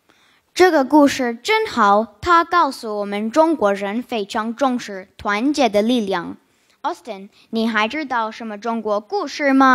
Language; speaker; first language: Chinese; non-native, learner; English